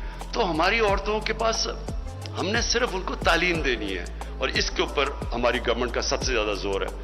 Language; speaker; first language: Urdu; native; Urdu